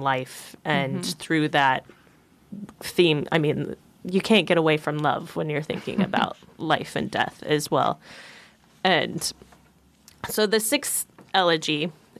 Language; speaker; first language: English; native; English